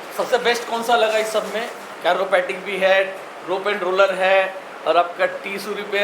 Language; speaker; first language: Hindi; native; Hindi